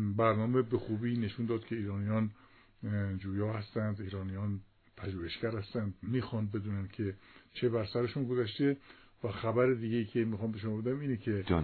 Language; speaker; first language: Persian; native; Persian